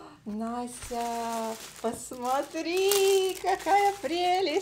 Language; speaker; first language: Russian; native; Russian